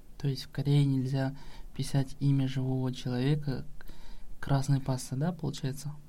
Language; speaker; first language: Russian; non-native, local second language; Kazakh